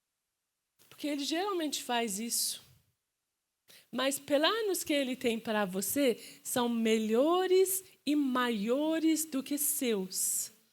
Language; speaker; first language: Portuguese; non-native, fluent; Persian